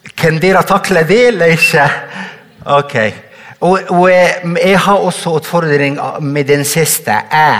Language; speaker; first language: Norwegian; non-native, fluent; Arabic